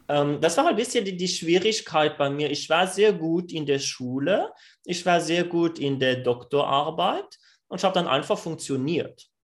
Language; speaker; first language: German; non-native, fluent; French